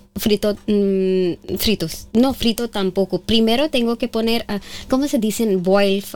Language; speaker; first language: Spanish; non-native, fluent; Urdu